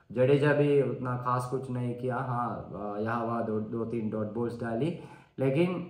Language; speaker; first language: Hindi; non-native, learner; Sinhala